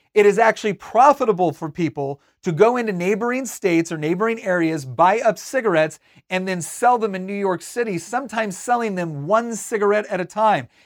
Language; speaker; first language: English; native; English